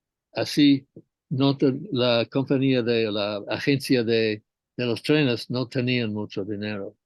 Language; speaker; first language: Spanish; non-native, fluent; English